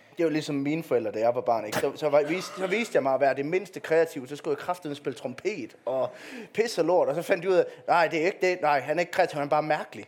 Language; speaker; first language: Danish; native; Danish